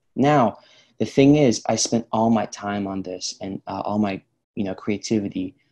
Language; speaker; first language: English; early bilingual, other home language; Arabic